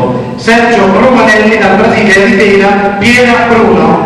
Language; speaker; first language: Italian; native; Italian